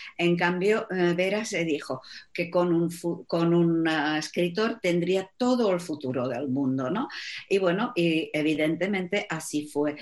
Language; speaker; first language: Spanish; non-native, fluent; Czech